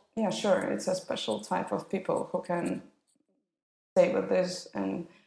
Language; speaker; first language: English; non-native, fluent; Russian